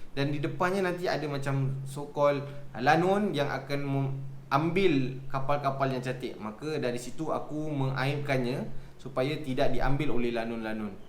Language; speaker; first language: Malay; native; Malay